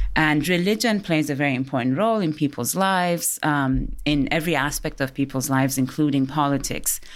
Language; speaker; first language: English; early bilingual, other home language; Persian